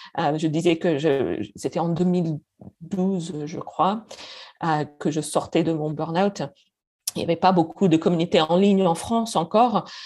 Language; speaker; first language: French; non-native, fluent; English